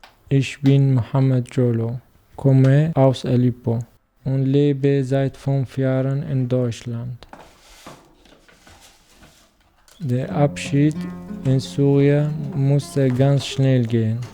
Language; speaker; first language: German; non-native, learner; Arabic